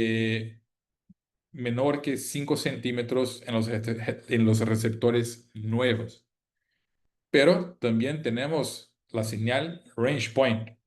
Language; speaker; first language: Spanish; non-native, fluent; Portuguese